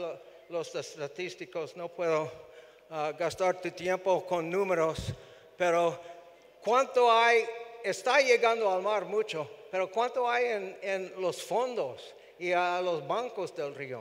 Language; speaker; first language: Spanish; non-native, fluent; English